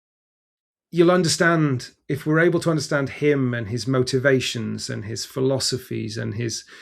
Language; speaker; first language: English; native; English